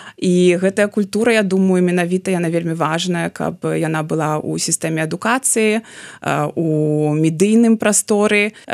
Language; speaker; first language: Belarusian; non-native, local second language; Russian